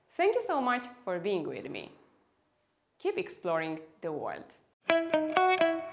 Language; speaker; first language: English; non-native, fluent; Armenian